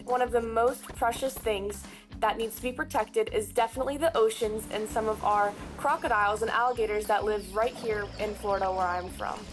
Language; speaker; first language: English; native; English